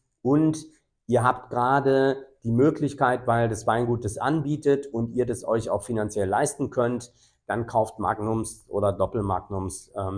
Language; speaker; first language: German; native; German